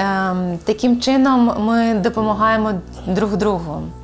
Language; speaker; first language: Ukrainian; native; Ukrainian